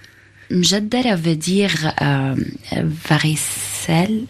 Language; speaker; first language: French; non-native, fluent; Arabic